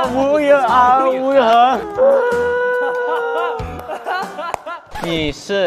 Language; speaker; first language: Chinese; non-native, learner; Thai